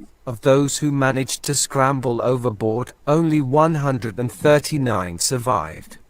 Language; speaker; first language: English; non-native, fluent; Vietnamese